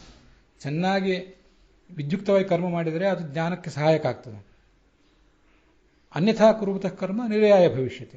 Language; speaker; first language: Kannada; native; Kannada